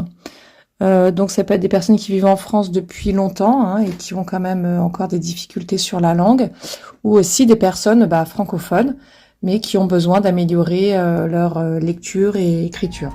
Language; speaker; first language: French; native; French